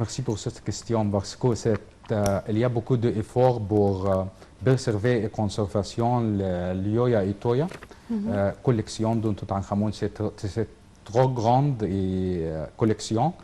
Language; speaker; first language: French; non-native, learner; Arabic